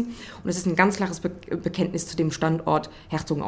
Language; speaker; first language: German; native; German